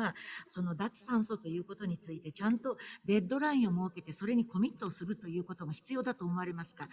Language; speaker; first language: Japanese; native; Japanese